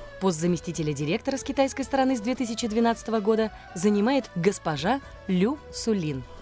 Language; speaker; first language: Russian; native; Russian